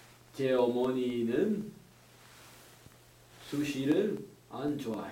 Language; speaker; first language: Korean; non-native, learner; English